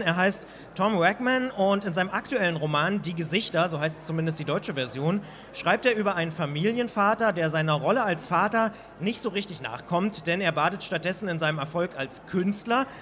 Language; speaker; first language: German; native; German